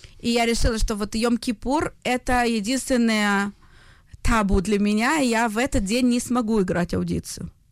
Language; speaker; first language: Russian; native; Russian